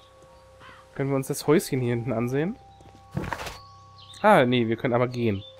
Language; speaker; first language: German; native; German